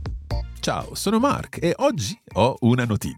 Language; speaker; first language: Italian; non-native, fluent; English